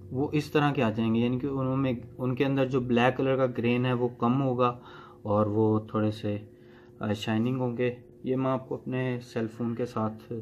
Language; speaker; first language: Urdu; native; Urdu